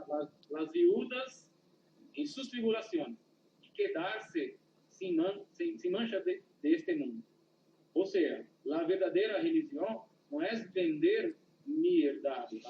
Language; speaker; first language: Spanish; non-native, learner; Portuguese